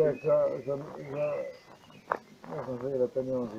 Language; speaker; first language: Polish; non-native, learner; Croatian